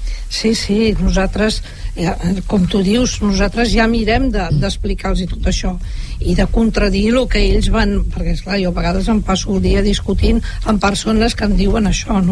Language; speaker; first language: Catalan; native; Catalan